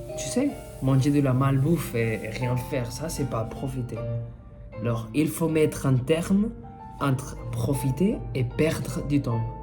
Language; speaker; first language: French; non-native, fluent; Spanish